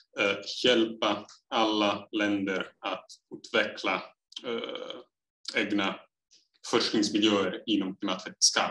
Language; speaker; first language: Swedish; non-native, fluent; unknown